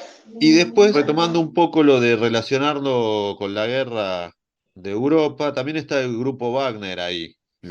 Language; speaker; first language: Spanish; native; Spanish